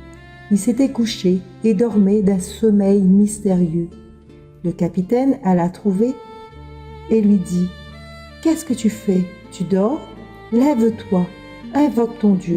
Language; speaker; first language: French; native; French